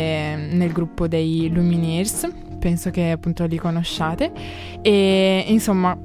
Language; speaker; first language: Italian; native; Italian